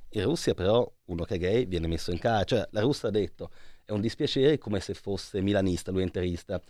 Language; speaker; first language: Italian; native; Italian